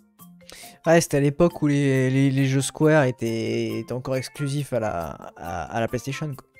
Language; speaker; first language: French; native; French